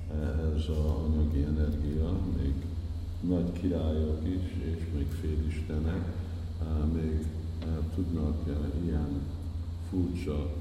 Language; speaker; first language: Hungarian; early bilingual, heritage; Hungarian